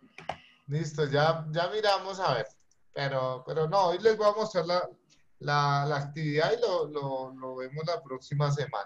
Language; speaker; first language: Spanish; native; Spanish